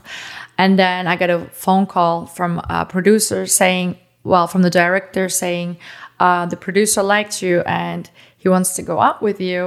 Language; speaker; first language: English; non-native, fluent; German